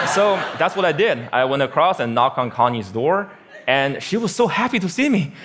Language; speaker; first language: English; non-native, fluent; Chinese